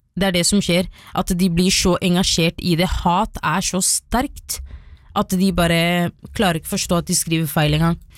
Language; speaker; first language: Norwegian; early bilingual, other home language; Somali